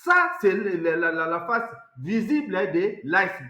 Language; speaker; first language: French; non-native, local second language; Lingala